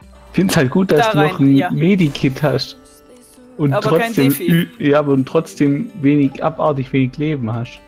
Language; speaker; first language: German; native; German